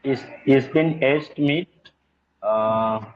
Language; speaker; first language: German; non-native, learner; Tamil